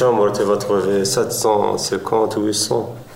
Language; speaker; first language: French; non-native, learner; Arabic